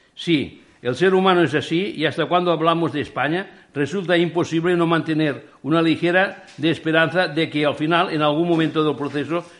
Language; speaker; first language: Spanish; non-native, local second language; Catalan